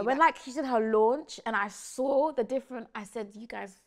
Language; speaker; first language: English; native; English